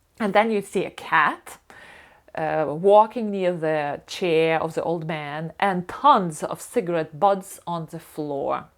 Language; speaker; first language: English; non-native, fluent; Ukrainian